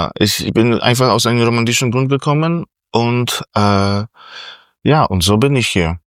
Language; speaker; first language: German; non-native, fluent; Polish